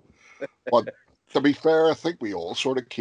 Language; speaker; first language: English; native; English